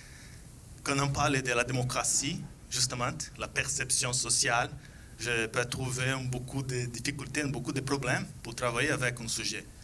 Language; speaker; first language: French; non-native, fluent; Portuguese